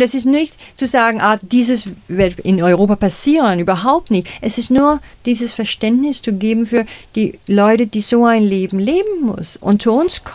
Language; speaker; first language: German; non-native, fluent; Danish